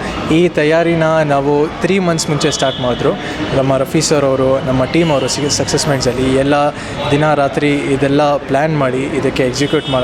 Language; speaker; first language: Kannada; non-native, local second language; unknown